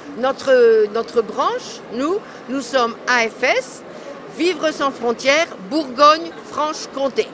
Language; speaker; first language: French; native; French